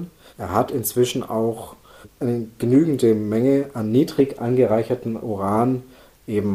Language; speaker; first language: German; native; German